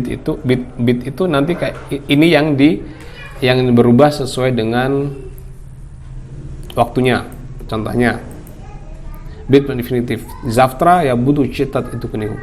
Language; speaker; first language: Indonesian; non-native, local second language; Javanese